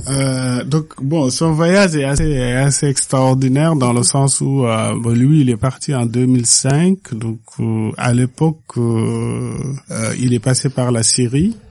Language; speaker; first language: French; non-native, local second language; Fula